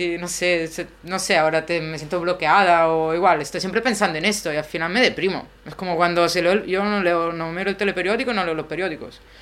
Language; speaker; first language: Spanish; non-native, fluent; Italian